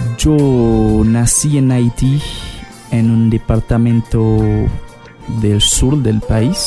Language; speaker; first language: Spanish; non-native, fluent; Haitian Creole